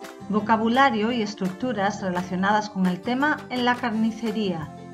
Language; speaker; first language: Spanish; native; Spanish